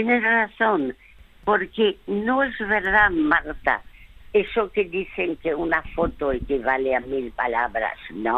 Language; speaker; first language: Spanish; early bilingual, other home language; French